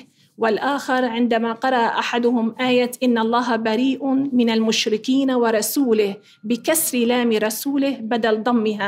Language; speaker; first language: Arabic; native; Arabic